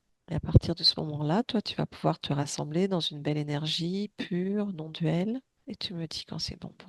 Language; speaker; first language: French; native; French